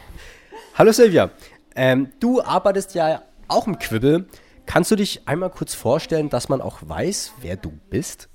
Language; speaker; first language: German; native; German